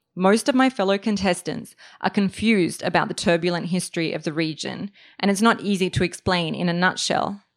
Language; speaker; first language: English; native; English